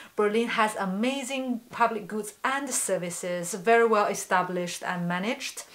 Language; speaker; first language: English; non-native, fluent; Chinese